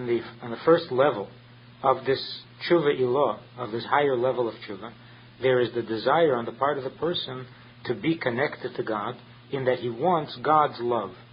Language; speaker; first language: English; native; English